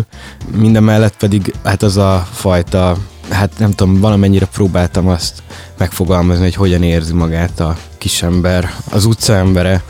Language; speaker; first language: Hungarian; native; Hungarian